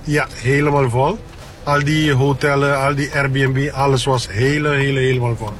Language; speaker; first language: Dutch; non-native, local second language; Papiamento